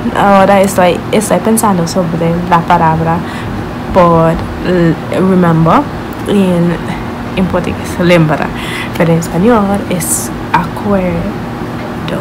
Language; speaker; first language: Spanish; non-native, learner; English